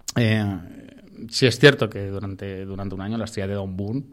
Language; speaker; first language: Spanish; native; Spanish